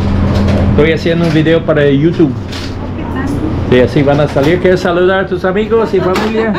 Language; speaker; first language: Spanish; non-native, learner; English